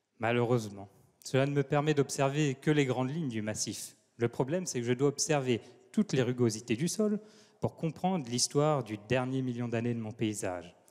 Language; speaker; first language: French; native; French